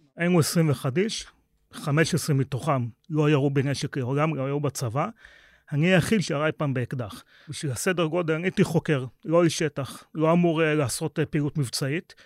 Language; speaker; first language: Hebrew; native; Hebrew